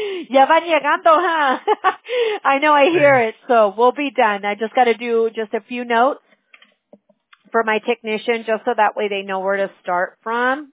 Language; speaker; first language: English; early bilingual, other home language; Spanish